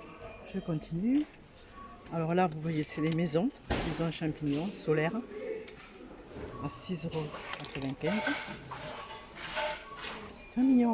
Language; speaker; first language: French; native; French